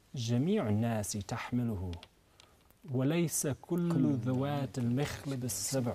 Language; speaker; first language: Arabic; non-native, fluent; English